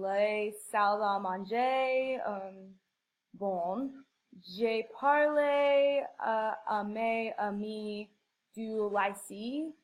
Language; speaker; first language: French; non-native, learner; English